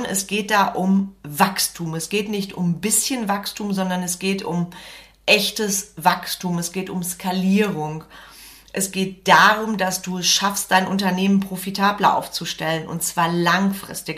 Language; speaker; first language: German; native; German